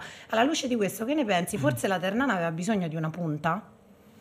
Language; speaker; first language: Italian; native; Italian